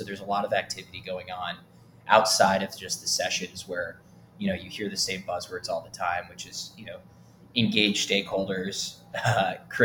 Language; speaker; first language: English; native; English